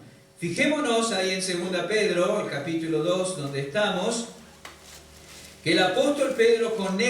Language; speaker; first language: Spanish; native; Spanish